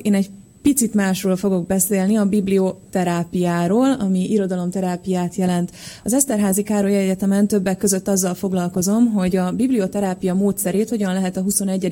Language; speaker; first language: Hungarian; native; Hungarian